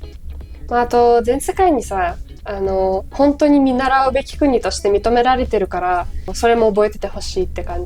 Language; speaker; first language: Japanese; non-native, fluent; Ukrainian